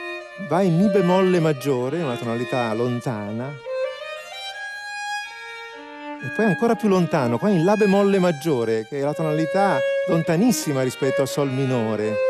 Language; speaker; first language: Italian; native; Italian